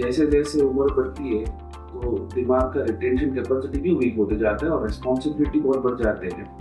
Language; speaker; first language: Hindi; non-native, local second language; Assamese